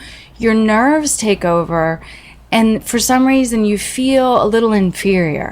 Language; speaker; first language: English; native; English